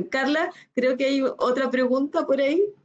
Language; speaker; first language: Spanish; native; Spanish